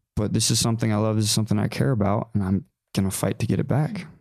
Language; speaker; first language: English; native; English